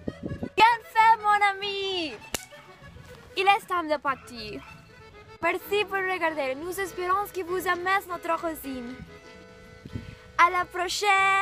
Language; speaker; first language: French; non-native, learner; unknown